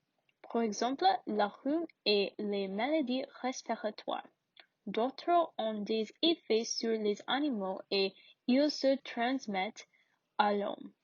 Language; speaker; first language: French; non-native, learner; English